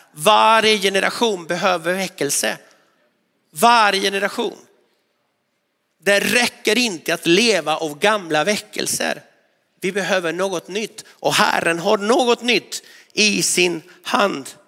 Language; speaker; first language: Swedish; non-native, fluent; Spanish